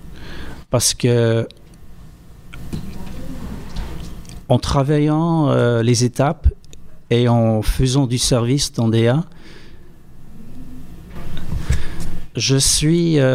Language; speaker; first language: French; non-native, fluent; English